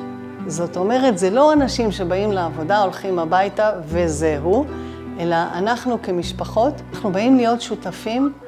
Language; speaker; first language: Hebrew; native; Hebrew